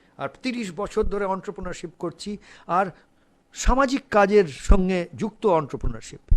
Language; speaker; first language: Bangla; early bilingual, heritage; Bangla